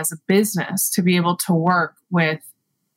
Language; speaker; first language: English; native; English